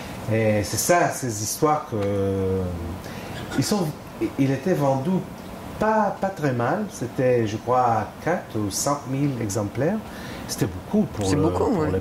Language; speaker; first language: French; non-native, fluent; Hebrew